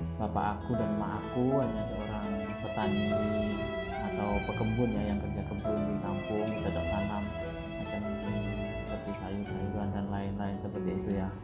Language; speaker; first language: Indonesian; native; Indonesian